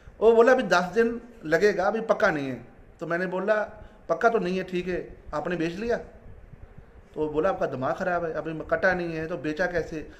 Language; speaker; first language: Hindi; non-native, local second language; Punjabi